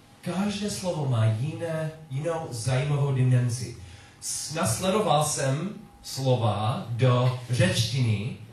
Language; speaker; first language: Czech; non-native, learner; English